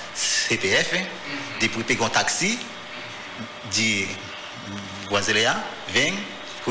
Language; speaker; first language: Portuguese; non-native, learner; Haitian Creole